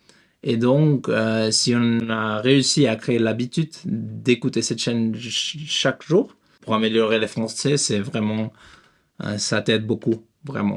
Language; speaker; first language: French; non-native, learner; Spanish